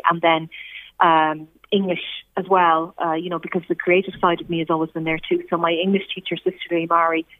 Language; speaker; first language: English; native; English